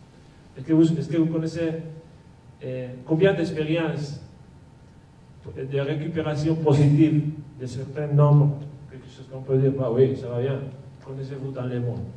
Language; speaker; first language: French; non-native, fluent; Basque